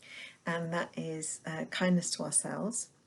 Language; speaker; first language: English; native; English